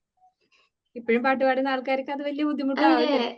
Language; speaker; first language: Malayalam; native; Malayalam